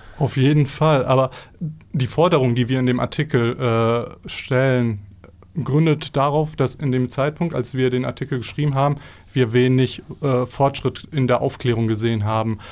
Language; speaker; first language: German; early bilingual, other home language; Turkish